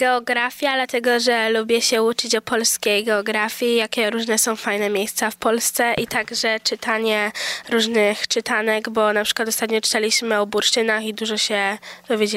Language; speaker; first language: Polish; early bilingual, heritage; Polish